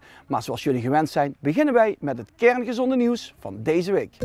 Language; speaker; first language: Dutch; native; Dutch